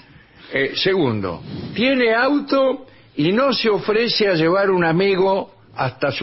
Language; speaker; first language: Spanish; native; Spanish